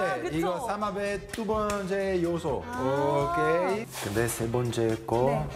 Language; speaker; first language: Korean; non-native, fluent; Italian